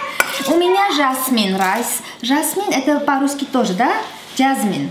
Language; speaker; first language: Russian; non-native, fluent; Armenian